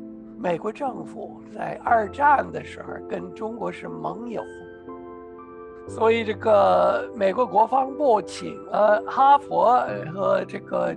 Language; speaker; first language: Chinese; non-native, fluent; English